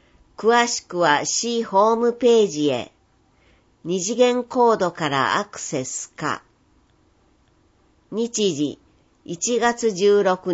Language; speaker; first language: Japanese; native; Japanese